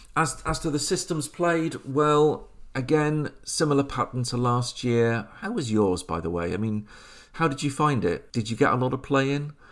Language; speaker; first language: English; native; English